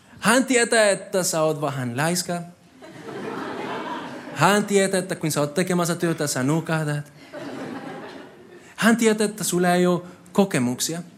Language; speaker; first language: Finnish; non-native, fluent; Spanish